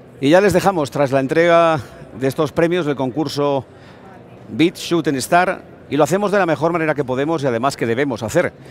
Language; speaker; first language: Spanish; native; Spanish